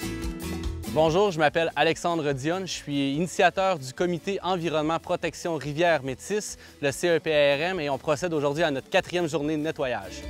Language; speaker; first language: French; native; French